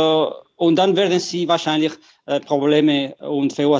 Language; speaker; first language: German; non-native, fluent; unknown